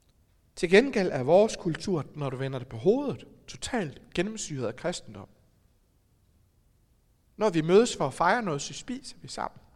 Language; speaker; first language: Danish; native; Danish